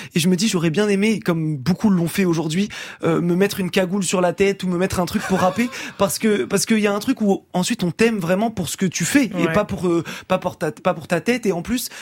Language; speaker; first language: French; native; French